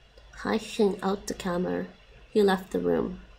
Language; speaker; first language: Dutch; non-native, learner; English